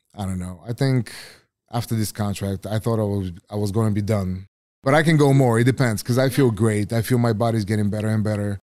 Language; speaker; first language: English; non-native, fluent; Bulgarian